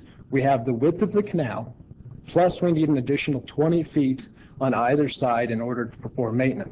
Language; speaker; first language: English; native; English